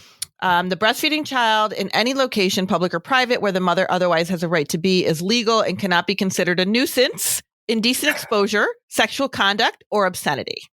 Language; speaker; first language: English; native; English